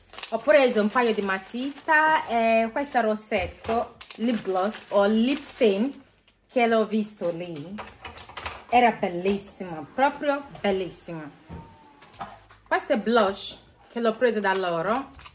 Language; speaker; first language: Italian; non-native, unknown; English